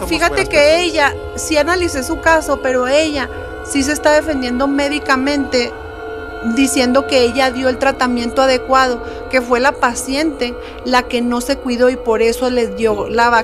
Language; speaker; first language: Spanish; native; Spanish